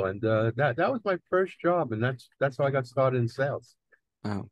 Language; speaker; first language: English; native; English